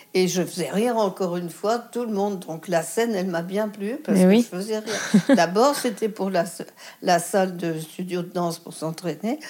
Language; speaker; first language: French; native; French